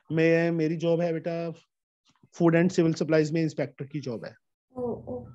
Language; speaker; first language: Hindi; native; Hindi